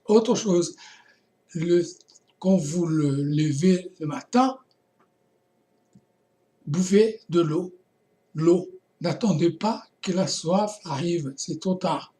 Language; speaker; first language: French; non-native, fluent; Portuguese